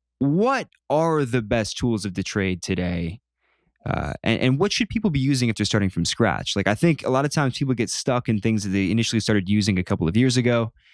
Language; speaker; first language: English; native; English